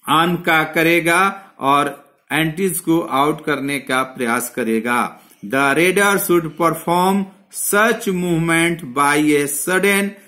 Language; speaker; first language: Hindi; native; Hindi